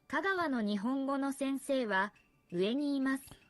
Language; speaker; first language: Japanese; non-native, learner; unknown